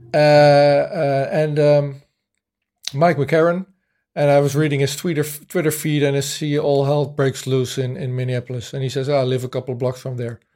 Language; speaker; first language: English; non-native, fluent; Dutch